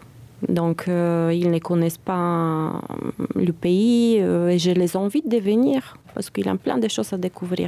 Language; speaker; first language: French; non-native, fluent; Bulgarian